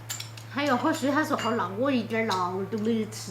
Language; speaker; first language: Chinese; native; Chinese